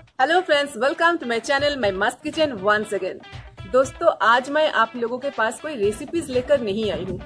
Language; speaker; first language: Hindi; non-native, local second language; Bangla